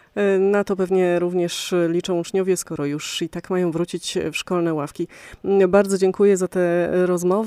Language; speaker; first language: Polish; native; Polish